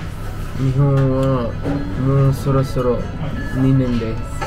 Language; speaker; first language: Japanese; non-native, learner; Kannada